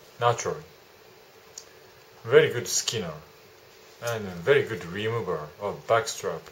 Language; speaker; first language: English; non-native, learner; Japanese